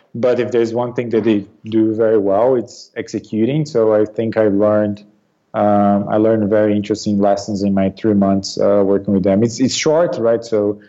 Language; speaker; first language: English; non-native, fluent; Portuguese